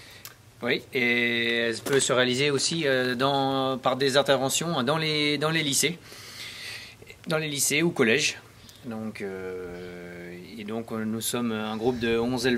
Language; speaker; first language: French; native; French